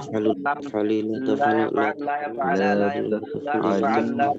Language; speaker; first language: Arabic; non-native, learner; Bangla